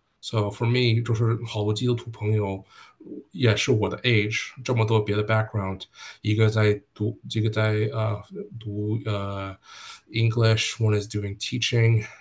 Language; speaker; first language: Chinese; early bilingual, heritage; Chinese